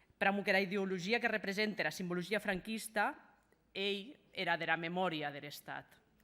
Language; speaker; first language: Occitan; native; Occitan